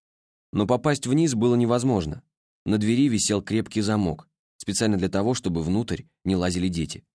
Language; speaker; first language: Russian; native; Russian